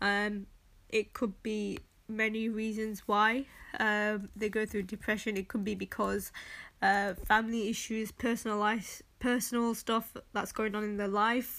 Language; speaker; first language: English; native; English